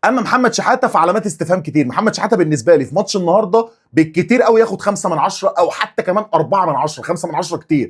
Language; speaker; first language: Arabic; native; Arabic